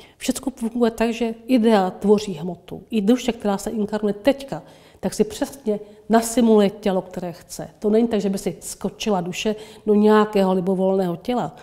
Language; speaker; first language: Czech; native; Czech